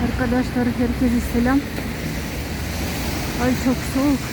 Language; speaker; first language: Turkish; non-native, fluent; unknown